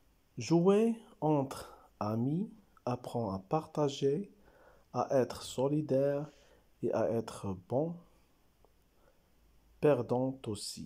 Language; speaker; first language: French; non-native, local second language; Arabic